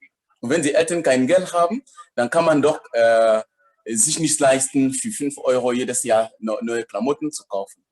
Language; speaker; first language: German; non-native, fluent; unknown